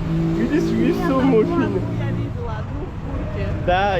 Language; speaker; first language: Russian; non-native, learner; Pashto